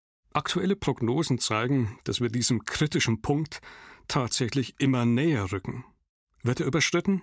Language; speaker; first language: German; native; German